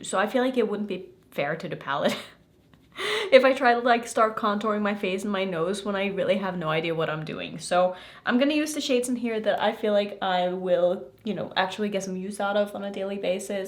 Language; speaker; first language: English; native; English